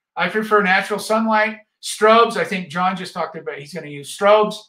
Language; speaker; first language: English; native; English